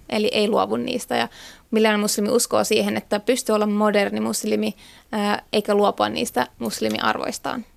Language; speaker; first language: Finnish; native; Finnish